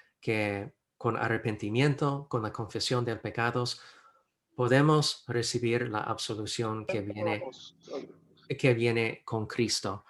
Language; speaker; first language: Spanish; non-native, fluent; English